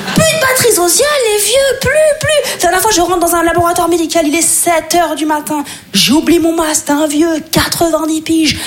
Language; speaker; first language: French; native; French